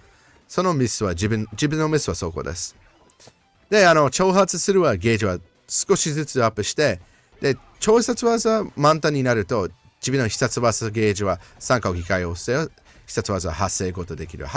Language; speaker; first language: Japanese; non-native, learner; English